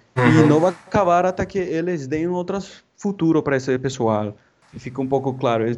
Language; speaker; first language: Portuguese; non-native, fluent; Spanish